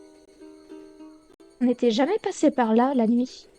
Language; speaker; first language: French; native; French